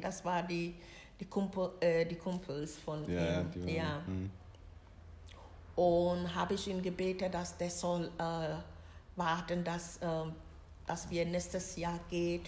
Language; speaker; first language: German; non-native, learner; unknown